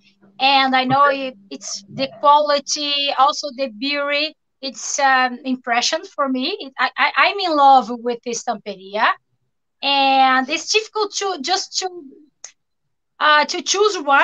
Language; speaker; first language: English; non-native, learner; Portuguese